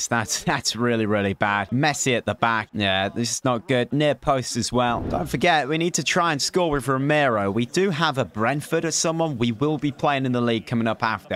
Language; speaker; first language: English; native; English